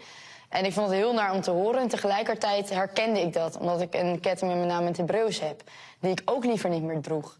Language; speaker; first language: Dutch; native; Dutch